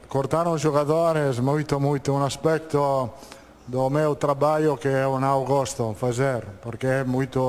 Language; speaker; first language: Portuguese; non-native, learner; Italian